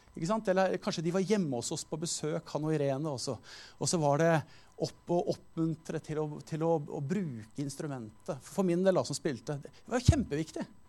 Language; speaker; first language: Norwegian; native; Norwegian